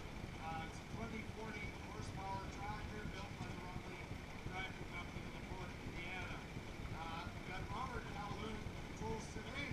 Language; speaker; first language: English; native; English